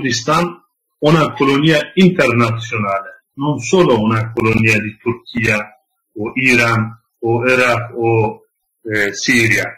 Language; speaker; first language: Italian; non-native, learner; Kurdish